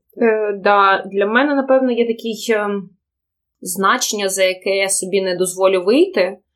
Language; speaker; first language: Ukrainian; non-native, local second language; Russian